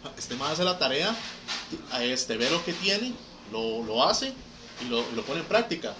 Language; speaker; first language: Spanish; native; Spanish